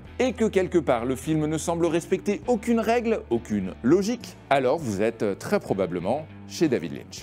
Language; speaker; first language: French; native; French